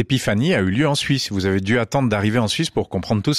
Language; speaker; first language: French; native; French